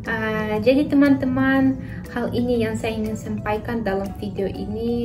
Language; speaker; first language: Indonesian; non-native, fluent; Russian